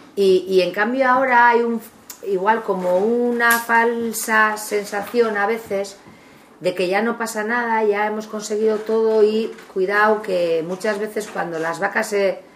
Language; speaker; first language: Spanish; non-native, local second language; Basque